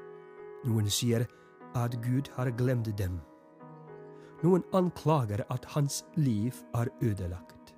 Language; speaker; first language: Norwegian; non-native, fluent; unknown